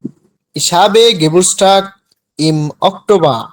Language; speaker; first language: German; non-native, learner; Bangla